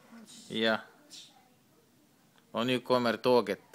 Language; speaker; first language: Swedish; non-native, learner; Estonian